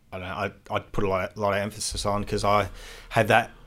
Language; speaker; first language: English; native; English